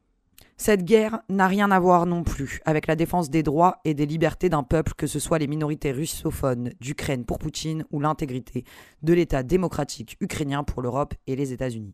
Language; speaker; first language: French; native; French